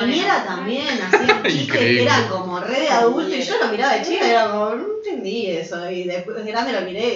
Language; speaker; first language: Spanish; native; Spanish